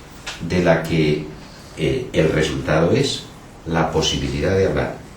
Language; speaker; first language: Spanish; native; Spanish